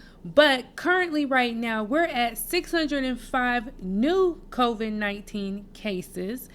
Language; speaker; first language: English; native; English